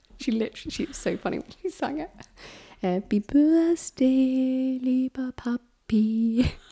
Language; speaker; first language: English; native; English